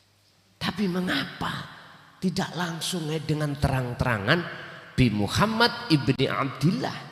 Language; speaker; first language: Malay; non-native, local second language; Javanese